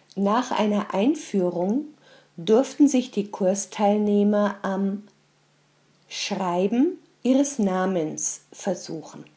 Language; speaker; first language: German; native; German